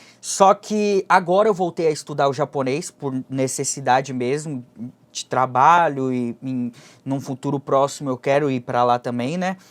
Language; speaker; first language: Portuguese; early bilingual, other home language; Japanese